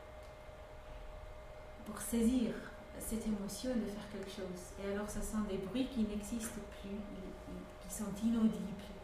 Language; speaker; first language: French; non-native, fluent; English